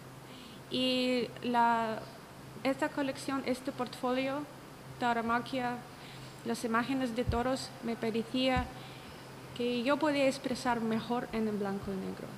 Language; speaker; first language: Spanish; non-native, learner; Russian